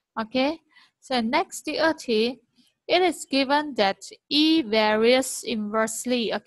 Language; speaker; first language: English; non-native, local second language; Chinese